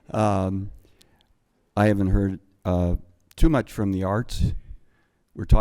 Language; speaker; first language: English; native; English